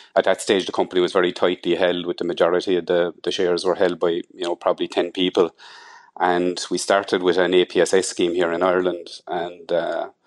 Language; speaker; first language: English; native; English